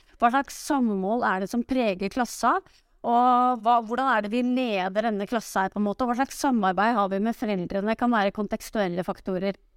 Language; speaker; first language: Norwegian; native; Norwegian